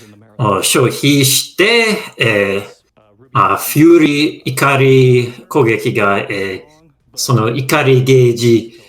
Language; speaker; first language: Japanese; non-native, fluent; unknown